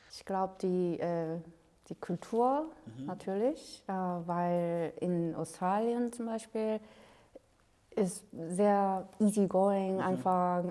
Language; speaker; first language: German; non-native, fluent; Korean